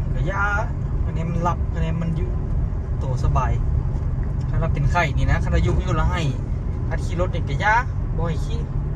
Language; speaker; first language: Thai; native; Thai